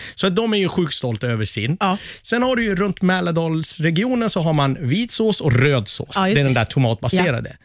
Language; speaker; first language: Swedish; native; Swedish